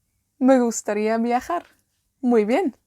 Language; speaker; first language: Spanish; non-native, fluent; Welsh